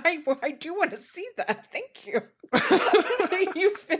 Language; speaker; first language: English; native; English